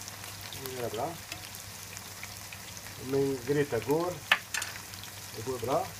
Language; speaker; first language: Swedish; non-native, fluent; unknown